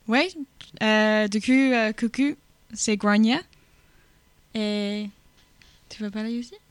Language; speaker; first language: French; non-native, learner; English